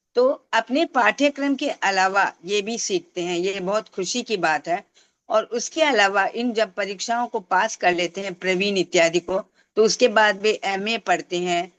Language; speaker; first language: Hindi; non-native, local second language; Tamil